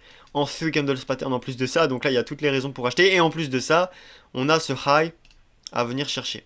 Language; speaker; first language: French; native; French